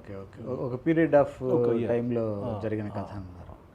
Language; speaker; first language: Telugu; native; Telugu